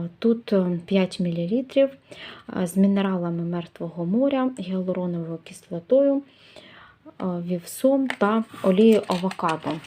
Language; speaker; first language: Ukrainian; native; Ukrainian